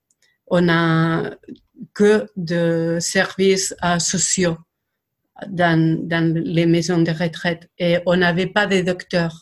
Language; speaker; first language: French; non-native, fluent; Spanish